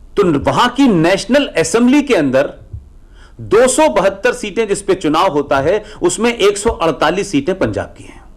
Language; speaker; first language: Hindi; native; Hindi